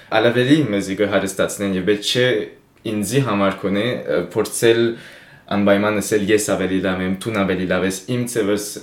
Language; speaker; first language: Armenian; early bilingual, heritage; Armenian